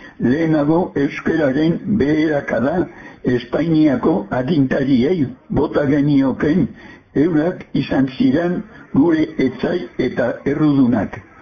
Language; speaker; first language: Basque; native; Basque